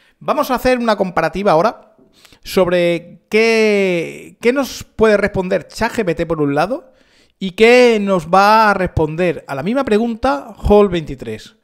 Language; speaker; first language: Spanish; native; Spanish